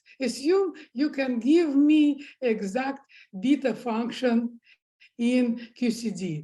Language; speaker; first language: English; non-native, fluent; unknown